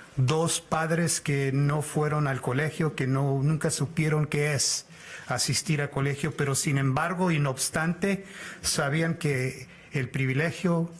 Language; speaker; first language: Spanish; early bilingual, heritage; Spanish